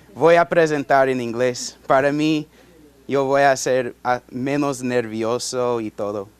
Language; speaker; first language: Spanish; non-native, learner; English